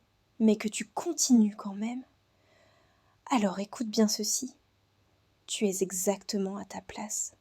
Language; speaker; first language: French; non-native, fluent; Hindi